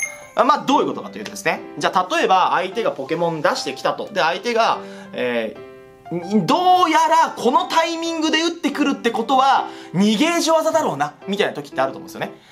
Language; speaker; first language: Japanese; native; Japanese